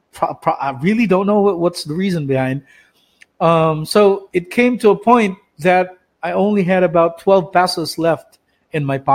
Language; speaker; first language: English; non-native, local second language; Cebuano